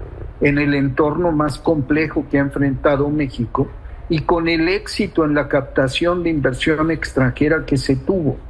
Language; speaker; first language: Spanish; native; Spanish